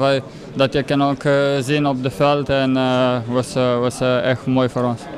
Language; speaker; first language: Dutch; non-native, learner; Slovenian